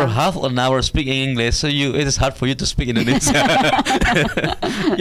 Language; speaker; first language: English; non-native, learner; Indonesian